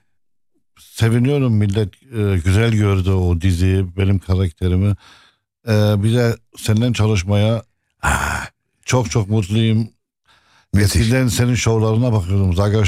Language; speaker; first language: Turkish; non-native, fluent; Arabic